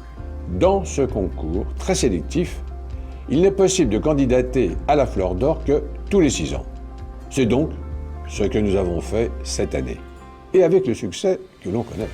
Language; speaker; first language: French; native; French